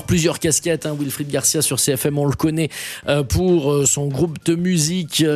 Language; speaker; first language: French; native; French